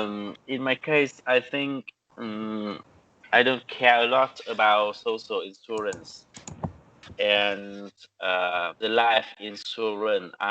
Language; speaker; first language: English; non-native, learner; Vietnamese